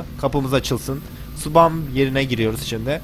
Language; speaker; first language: Turkish; native; Turkish